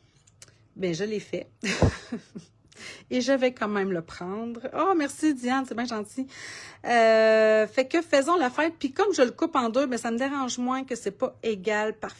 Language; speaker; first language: French; native; French